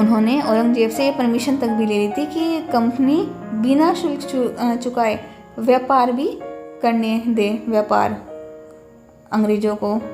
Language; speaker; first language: Hindi; native; Hindi